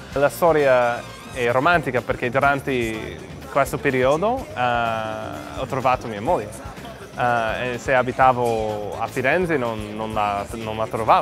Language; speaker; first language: Italian; non-native, learner; English